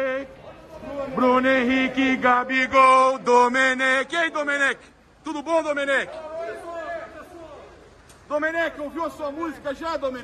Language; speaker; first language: Portuguese; native; Portuguese